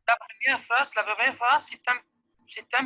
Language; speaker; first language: French; non-native, learner; Arabic